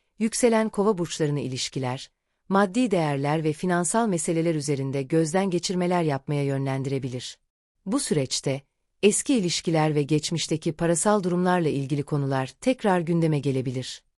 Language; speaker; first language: Turkish; native; Turkish